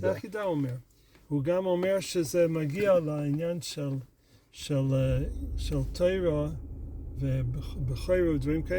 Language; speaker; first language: Hebrew; non-native, fluent; English